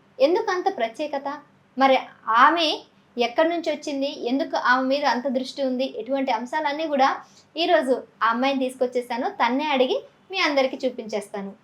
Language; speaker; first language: Telugu; native; Telugu